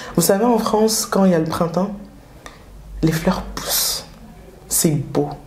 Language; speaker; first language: French; early bilingual, other home language; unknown